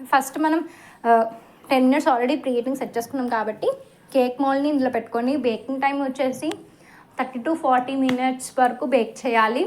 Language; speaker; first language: Telugu; native; Telugu